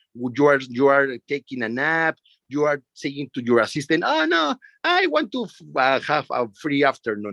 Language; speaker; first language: English; non-native, learner; Spanish